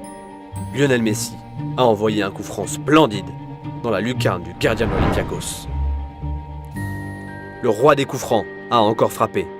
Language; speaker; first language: French; native; French